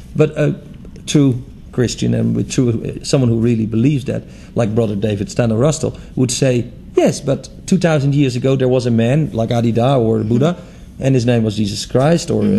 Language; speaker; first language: English; non-native, fluent; Dutch